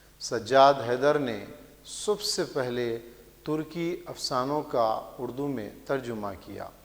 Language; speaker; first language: Urdu; native; Urdu